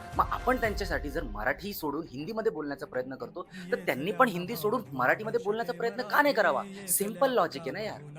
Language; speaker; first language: Marathi; native; Marathi